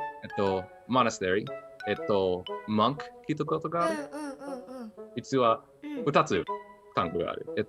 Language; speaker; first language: Japanese; non-native, learner; English